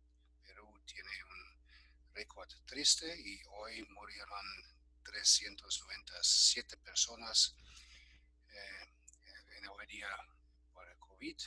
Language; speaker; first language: Spanish; non-native, fluent; German